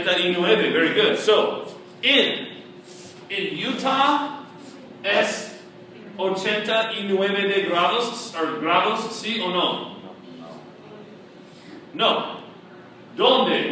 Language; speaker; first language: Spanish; non-native, fluent; English